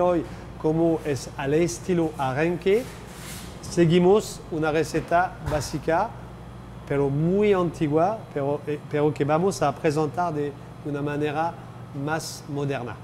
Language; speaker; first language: Spanish; non-native, fluent; French